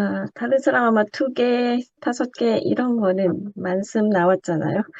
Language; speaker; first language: Korean; non-native, learner; Japanese